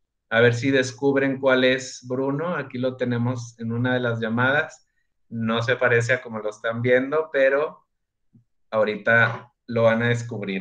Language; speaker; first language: Spanish; native; Spanish